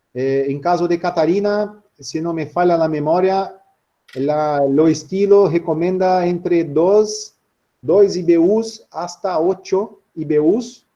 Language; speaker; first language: Spanish; non-native, learner; Portuguese